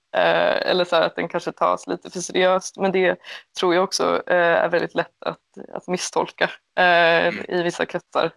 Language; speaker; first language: Swedish; native; Swedish